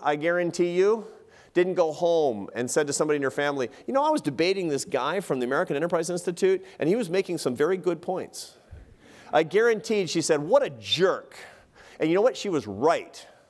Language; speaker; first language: English; native; English